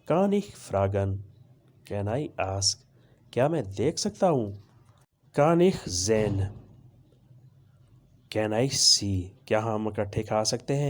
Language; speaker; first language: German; non-native, fluent; Urdu